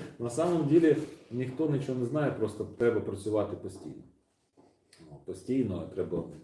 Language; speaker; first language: Ukrainian; non-native, local second language; Russian